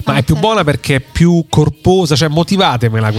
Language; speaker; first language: Italian; native; Italian